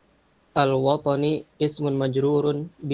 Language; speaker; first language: Arabic; non-native, learner; Indonesian